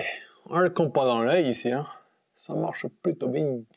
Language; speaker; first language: French; native; French